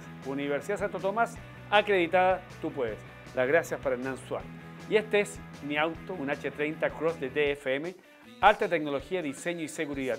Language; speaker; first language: Spanish; native; Spanish